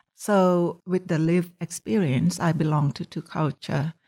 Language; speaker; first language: English; non-native, fluent; Thai